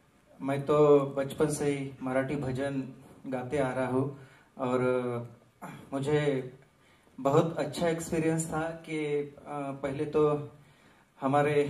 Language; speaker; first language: Hindi; non-native, local second language; Marathi